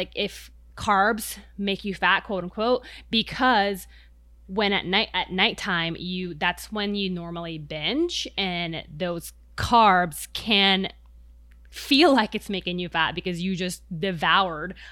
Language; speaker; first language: English; non-native, local second language; Filipino